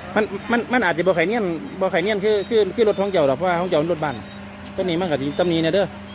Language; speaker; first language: Thai; native; Thai